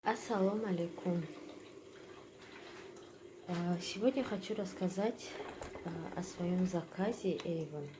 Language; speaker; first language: Russian; non-native, learner; Tajik